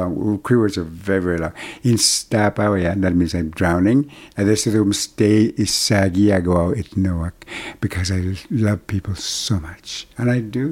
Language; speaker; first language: English; non-native, fluent; Cree